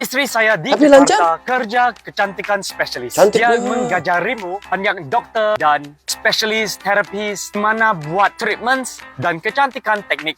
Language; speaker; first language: Indonesian; non-native, learner; English